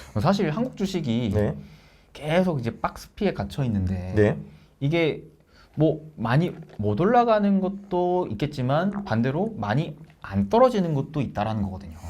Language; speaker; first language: Korean; native; Korean